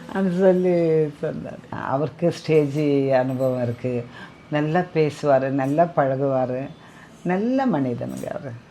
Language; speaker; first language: Tamil; non-native, local second language; Telugu